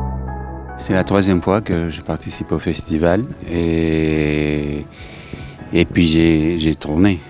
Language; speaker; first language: French; non-native, fluent; English